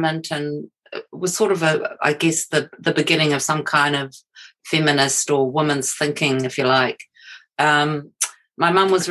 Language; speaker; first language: English; native; English